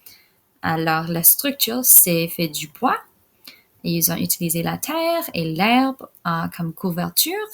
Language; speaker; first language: French; non-native, local second language; English